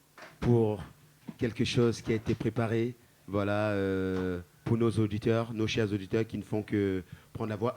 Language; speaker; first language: French; native; French